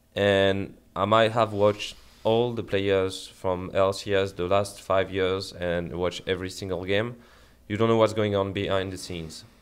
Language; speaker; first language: English; non-native, fluent; French